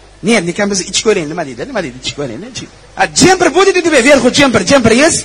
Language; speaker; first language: Russian; non-native, learner; Uzbek